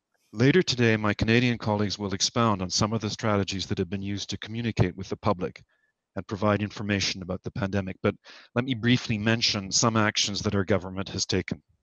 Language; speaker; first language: English; native; English